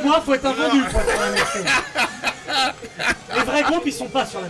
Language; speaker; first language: French; native; French